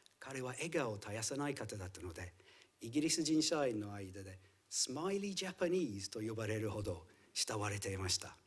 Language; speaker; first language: Japanese; non-native, fluent; English